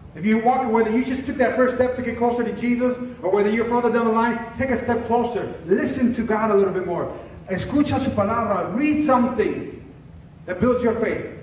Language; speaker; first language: English; early bilingual, other home language; Spanish